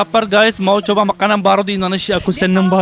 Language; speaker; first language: Indonesian; non-native, learner; Turkish